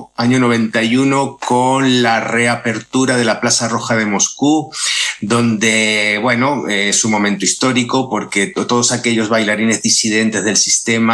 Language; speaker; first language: Spanish; native; Spanish